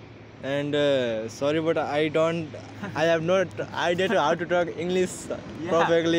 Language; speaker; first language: English; non-native, learner; Nepali